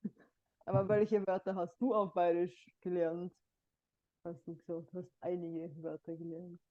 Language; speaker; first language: German; non-native, fluent; Bulgarian